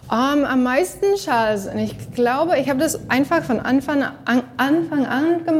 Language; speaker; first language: German; non-native, learner; English